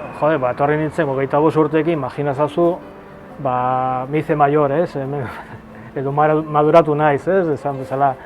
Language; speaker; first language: Basque; non-native, fluent; Galician